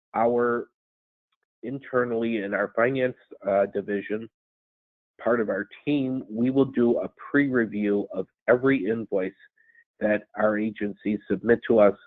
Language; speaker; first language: English; native; English